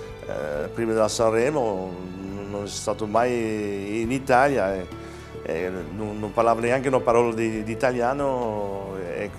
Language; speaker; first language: Italian; non-native, fluent; Dutch